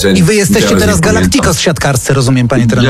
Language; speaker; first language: Polish; native; Polish